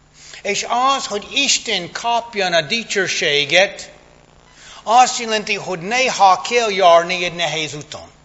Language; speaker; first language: Hungarian; non-native, fluent; English